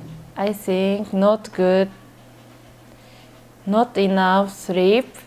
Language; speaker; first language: English; non-native, learner; Japanese